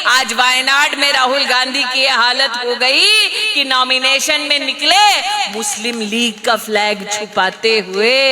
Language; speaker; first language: Hindi; native; Hindi